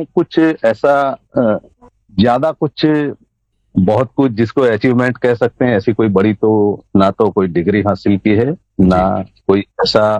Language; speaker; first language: Hindi; non-native, local second language; Gujarati